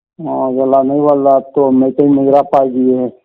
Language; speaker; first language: Hindi; non-native, local second language; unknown